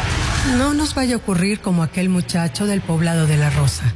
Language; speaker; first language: Spanish; native; Spanish